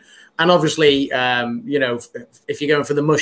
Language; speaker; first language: English; native; English